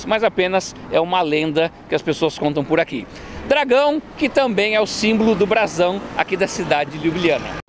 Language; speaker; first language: Portuguese; native; Portuguese